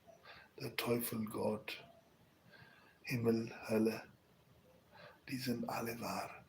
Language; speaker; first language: German; non-native, learner; Spanish